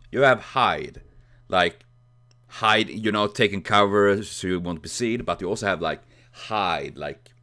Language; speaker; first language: English; non-native, fluent; Swedish